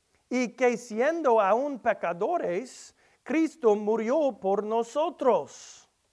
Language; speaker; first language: Spanish; non-native, learner; English